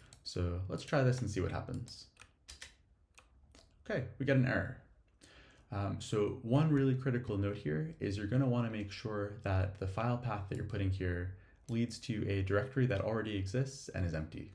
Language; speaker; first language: English; native; English